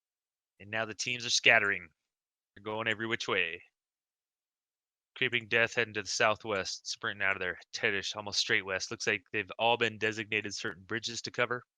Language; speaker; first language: English; native; English